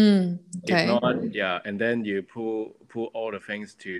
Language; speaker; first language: English; non-native, local second language; Cantonese